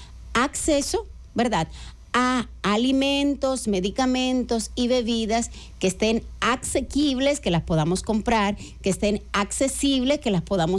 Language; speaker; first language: Spanish; native; Spanish